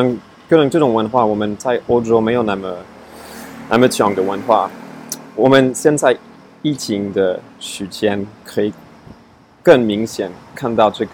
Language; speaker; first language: Chinese; non-native, fluent; French